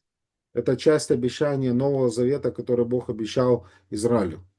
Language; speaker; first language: Russian; native; Russian